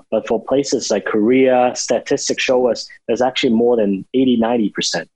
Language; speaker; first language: English; non-native, local second language; Cantonese